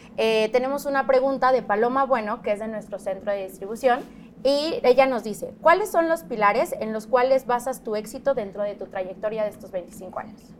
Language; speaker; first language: Spanish; native; Spanish